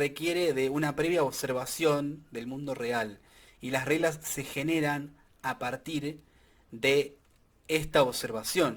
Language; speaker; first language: Spanish; native; Spanish